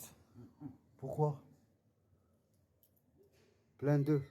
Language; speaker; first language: French; non-native, learner; Arabic